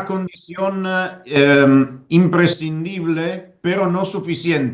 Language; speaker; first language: Spanish; non-native, fluent; Italian